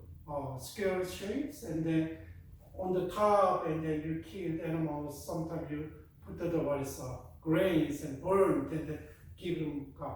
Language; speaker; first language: English; non-native, fluent; Korean